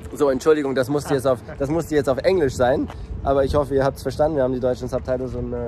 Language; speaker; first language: German; early bilingual, heritage; German